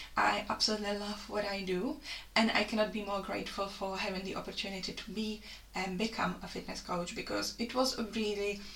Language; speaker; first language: English; non-native, fluent; Czech